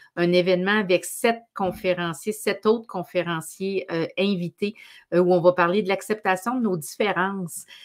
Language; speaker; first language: French; native; French